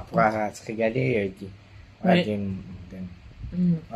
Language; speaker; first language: French; native; French